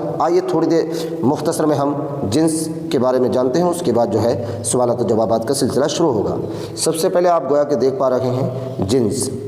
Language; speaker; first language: Urdu; native; Urdu